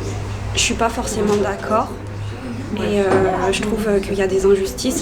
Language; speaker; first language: French; early bilingual, other home language; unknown